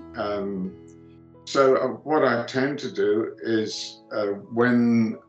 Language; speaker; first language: English; early bilingual, other home language; Greek